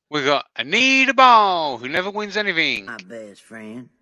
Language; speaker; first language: English; native; English